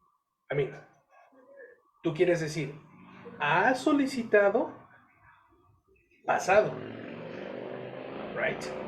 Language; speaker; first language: Spanish; native; Spanish